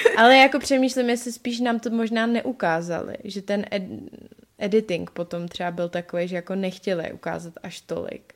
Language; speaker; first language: Czech; native; Czech